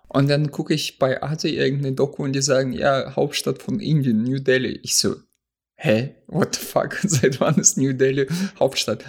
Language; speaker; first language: German; non-native, fluent; Russian